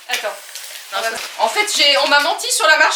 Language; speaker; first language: French; native; French